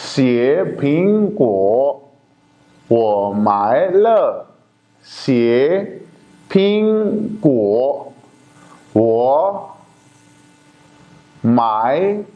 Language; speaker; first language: Chinese; non-native, learner; Urdu